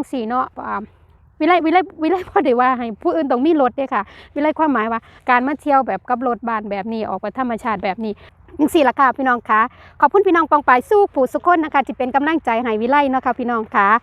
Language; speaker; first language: Thai; non-native, local second language; Lao